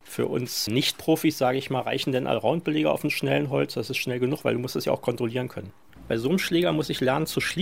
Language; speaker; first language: German; native; German